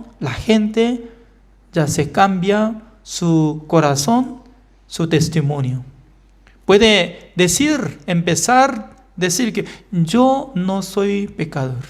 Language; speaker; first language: Spanish; non-native, fluent; Korean